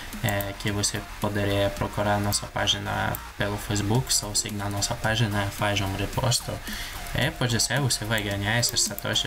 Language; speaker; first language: Portuguese; non-native, learner; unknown